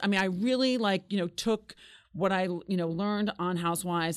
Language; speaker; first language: English; native; English